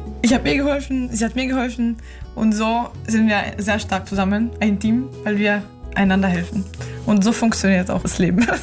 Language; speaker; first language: German; non-native, fluent; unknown